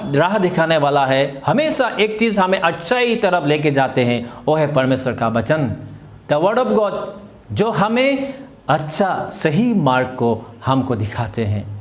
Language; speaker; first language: Hindi; non-native, local second language; Assamese